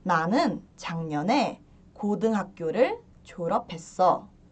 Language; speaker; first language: Korean; early bilingual, heritage; Korean